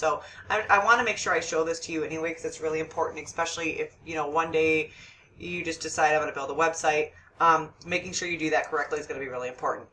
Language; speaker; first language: English; native; English